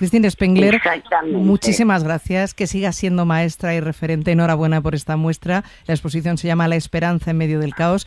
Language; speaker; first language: Spanish; native; Spanish